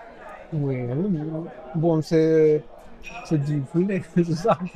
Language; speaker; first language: French; non-native, fluent; Spanish